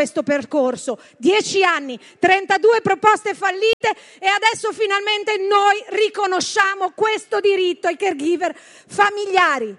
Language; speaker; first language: Italian; native; Italian